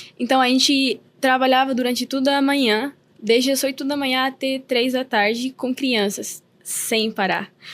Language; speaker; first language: Portuguese; non-native, fluent; Spanish